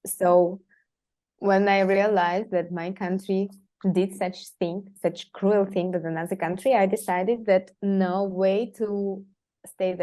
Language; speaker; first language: English; non-native, fluent; Russian